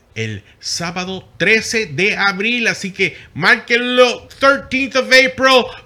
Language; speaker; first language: English; non-native, local second language; Spanish